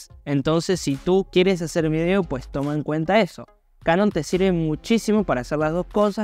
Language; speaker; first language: Spanish; native; Spanish